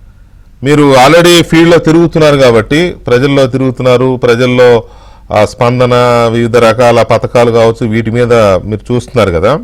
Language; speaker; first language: Telugu; native; Telugu